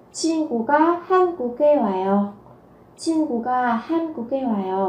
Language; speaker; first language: Korean; non-native, fluent; Vietnamese